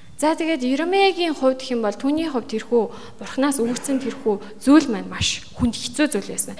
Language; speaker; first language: Mongolian; native; Mongolian